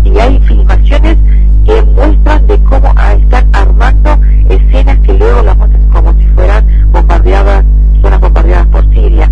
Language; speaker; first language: Spanish; early bilingual, other home language; Arabic